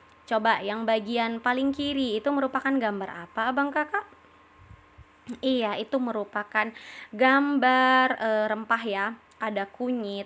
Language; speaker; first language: Indonesian; native; Indonesian